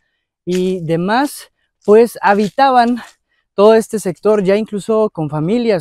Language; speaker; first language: Spanish; native; Spanish